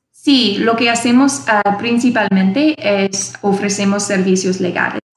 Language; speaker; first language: Spanish; non-native, fluent; English